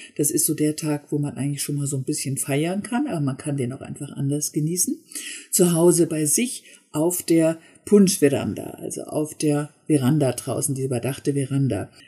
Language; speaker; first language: German; native; German